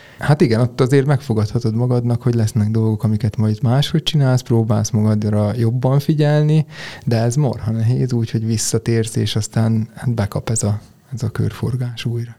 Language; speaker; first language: Hungarian; native; Hungarian